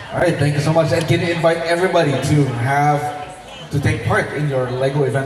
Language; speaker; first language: English; non-native, local second language; Filipino